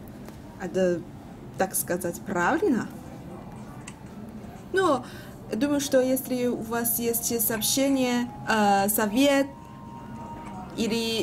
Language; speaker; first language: Russian; non-native, learner; Chinese